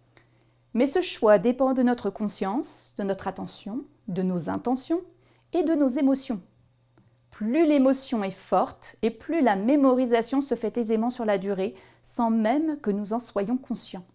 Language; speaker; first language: French; native; French